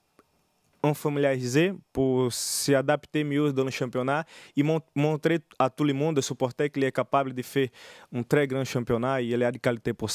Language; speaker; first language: French; non-native, learner; Portuguese